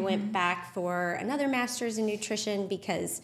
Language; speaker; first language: English; native; English